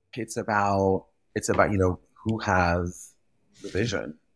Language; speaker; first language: English; early bilingual, other home language; French